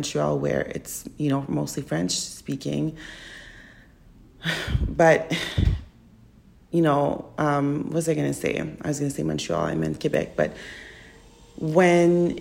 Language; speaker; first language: English; native; English